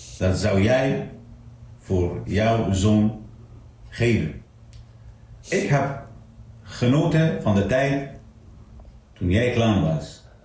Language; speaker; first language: Dutch; non-native, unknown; Arabic